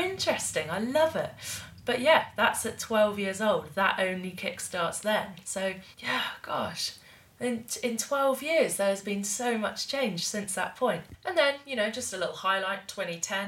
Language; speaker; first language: English; native; English